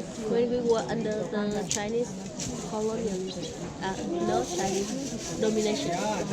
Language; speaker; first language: English; non-native, learner; Vietnamese